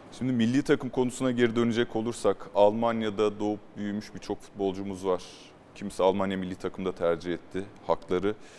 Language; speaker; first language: Turkish; native; Turkish